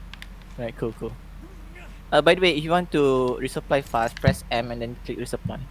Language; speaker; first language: English; non-native, fluent; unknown